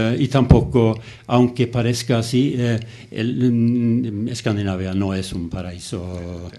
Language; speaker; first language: Spanish; non-native, fluent; Norwegian